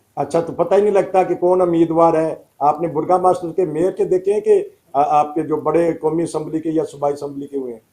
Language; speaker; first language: Urdu; non-native, local second language; Punjabi